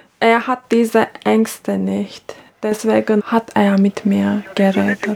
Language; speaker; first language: German; non-native, fluent; Turkish